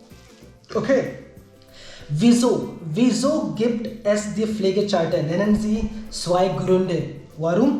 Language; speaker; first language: German; non-native, learner; Hindi